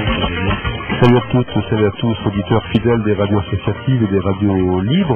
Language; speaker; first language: French; native; French